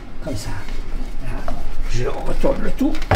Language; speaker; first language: French; native; French